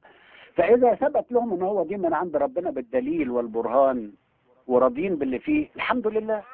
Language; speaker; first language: Arabic; native; Arabic